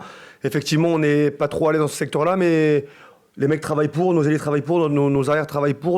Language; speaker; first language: French; native; French